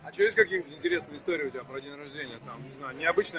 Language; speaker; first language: Russian; native; Russian